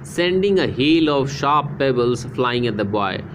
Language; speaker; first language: Hindi; native; Hindi